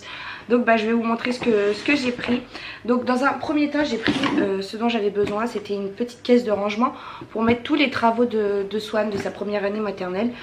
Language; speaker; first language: French; native; French